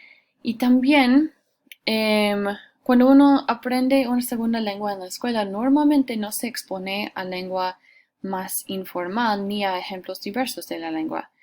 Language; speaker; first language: Spanish; non-native, fluent; English